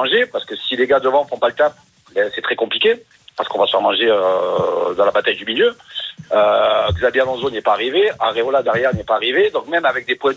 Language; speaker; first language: French; native; French